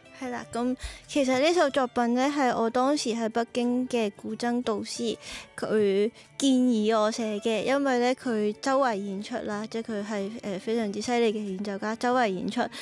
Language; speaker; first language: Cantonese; native; Cantonese